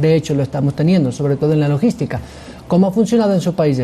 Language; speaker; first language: Spanish; native; Spanish